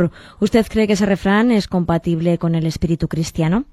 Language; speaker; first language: Spanish; native; Spanish